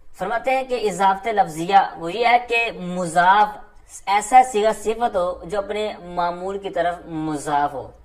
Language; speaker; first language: Urdu; non-native, local second language; Punjabi